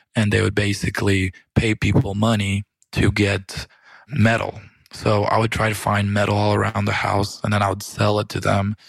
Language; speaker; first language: English; early bilingual, other home language; Romanian